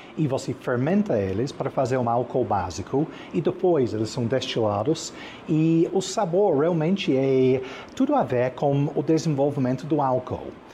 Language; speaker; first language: Portuguese; non-native, fluent; English